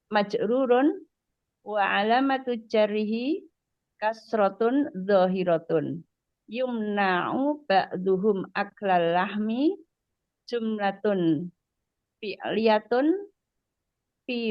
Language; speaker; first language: Arabic; non-native, learner; Indonesian